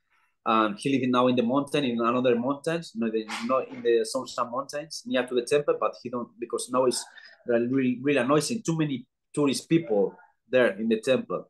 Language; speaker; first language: English; non-native, learner; Spanish